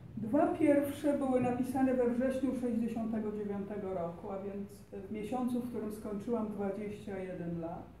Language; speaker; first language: Polish; native; Polish